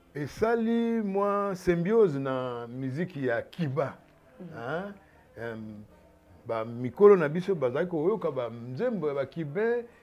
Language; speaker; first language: Lingala; native; Lingala